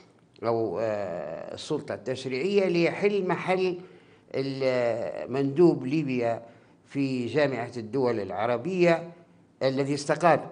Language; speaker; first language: Arabic; native; Arabic